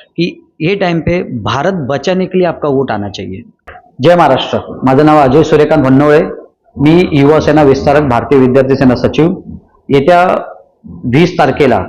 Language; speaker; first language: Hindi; non-native, local second language; Marathi